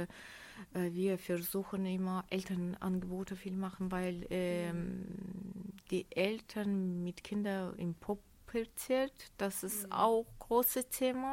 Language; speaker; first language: German; non-native, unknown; Azerbaijani